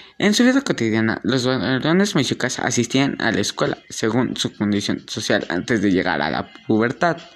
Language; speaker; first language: Spanish; native; Spanish